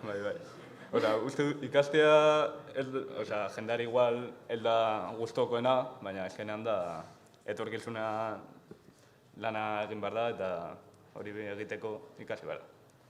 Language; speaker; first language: Basque; non-native, local second language; Spanish